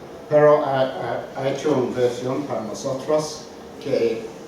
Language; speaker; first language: Spanish; non-native, fluent; English